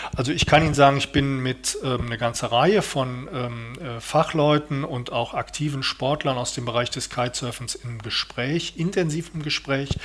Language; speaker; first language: German; native; German